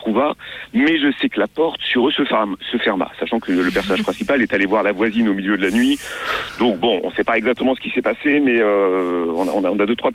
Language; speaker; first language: French; native; French